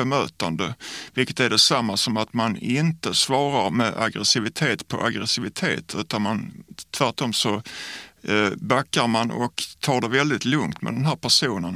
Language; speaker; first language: Swedish; native; Swedish